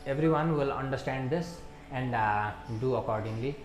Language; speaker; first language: English; non-native, local second language; Nepali